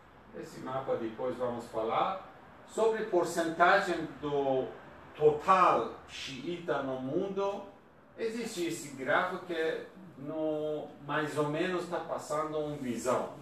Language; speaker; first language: Portuguese; non-native, learner; Persian